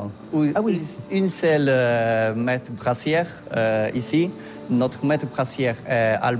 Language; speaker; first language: French; non-native, fluent; Polish